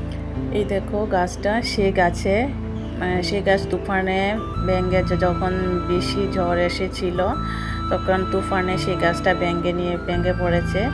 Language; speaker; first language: Bangla; native; Bangla